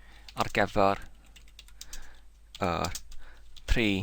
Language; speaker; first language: Welsh; non-native, learner; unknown